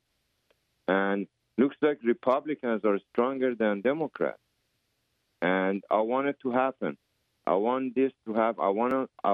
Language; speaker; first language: English; native; English